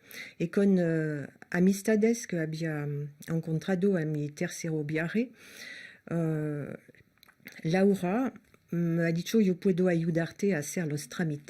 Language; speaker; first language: Spanish; non-native, learner; French